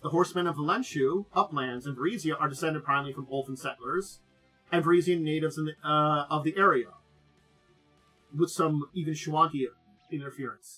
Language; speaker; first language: English; native; English